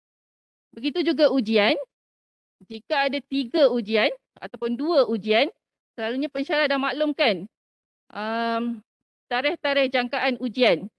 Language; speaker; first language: Malay; native; Malay